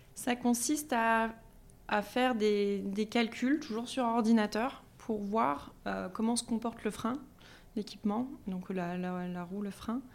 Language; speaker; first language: French; native; French